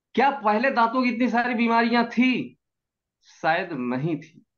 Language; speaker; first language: Hindi; native; Hindi